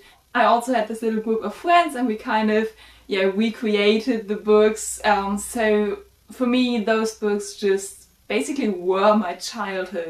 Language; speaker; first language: English; non-native, fluent; German